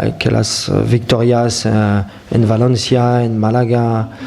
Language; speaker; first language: Spanish; non-native, fluent; French